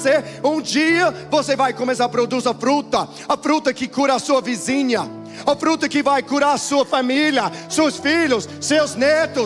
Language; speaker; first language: Portuguese; non-native, learner; English